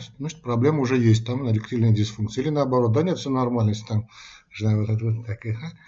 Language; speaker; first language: Russian; non-native, local second language; Armenian